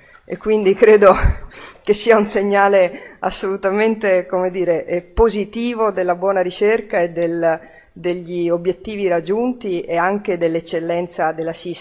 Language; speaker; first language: Italian; native; Italian